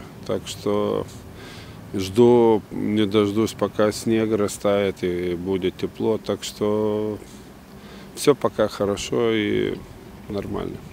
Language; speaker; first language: Russian; non-native, fluent; Lithuanian